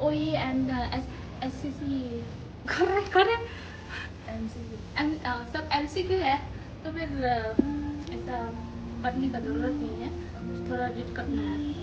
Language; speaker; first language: Hindi; non-native, local second language; Tibetan